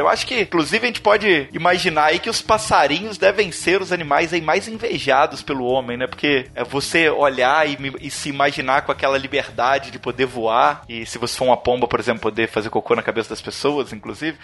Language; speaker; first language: Portuguese; native; Portuguese